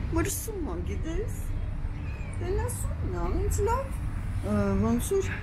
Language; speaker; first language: Armenian; native; Armenian